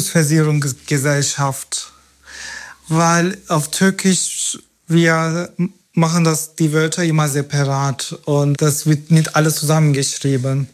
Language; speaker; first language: German; non-native, learner; Turkish